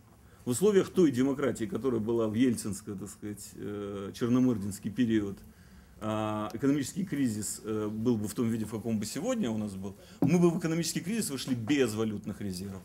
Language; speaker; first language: Russian; native; Russian